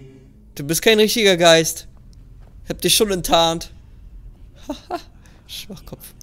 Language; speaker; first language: German; native; German